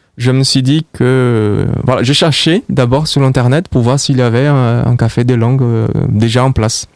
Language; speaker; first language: French; non-native, fluent; Portuguese